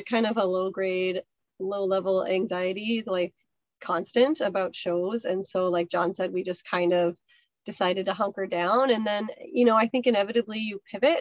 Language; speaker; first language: English; native; English